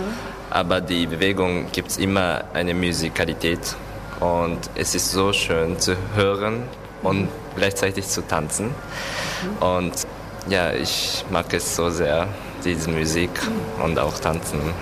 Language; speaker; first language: German; non-native, learner; Japanese